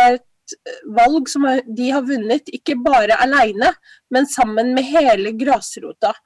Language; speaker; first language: Norwegian; early bilingual, other home language; Somali